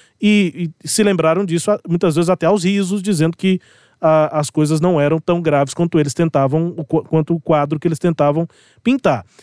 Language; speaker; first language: Portuguese; native; Portuguese